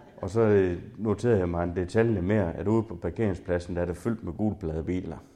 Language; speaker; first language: Danish; native; Danish